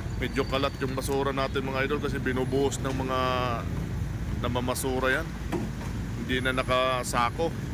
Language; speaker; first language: Filipino; native; Filipino